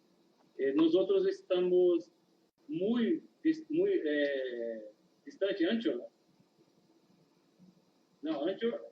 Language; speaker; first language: Spanish; non-native, learner; Portuguese